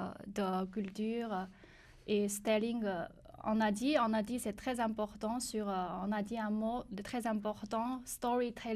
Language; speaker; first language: French; non-native, learner; Chinese